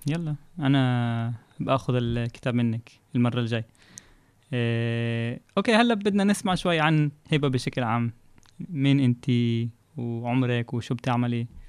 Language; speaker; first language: Arabic; non-native, fluent; Hebrew